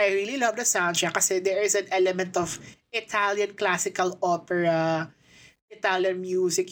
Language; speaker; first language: English; non-native, local second language; Filipino